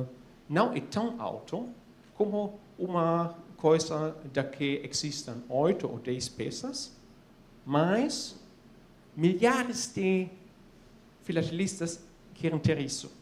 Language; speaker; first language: Portuguese; non-native, fluent; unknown